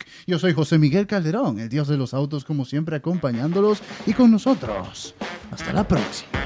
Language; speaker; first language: Spanish; native; Spanish